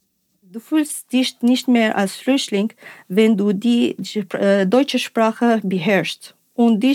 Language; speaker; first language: German; non-native, fluent; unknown